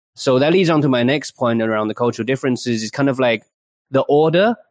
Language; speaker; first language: English; early bilingual, other home language; Chinese